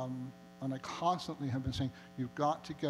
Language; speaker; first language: English; native; English